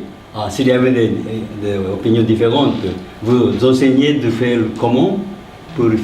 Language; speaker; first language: French; non-native, learner; Japanese